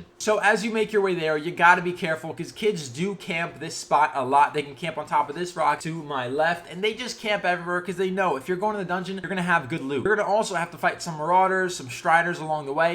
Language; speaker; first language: English; native; English